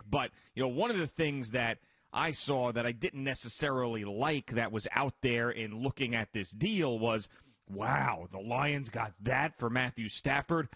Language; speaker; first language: English; native; English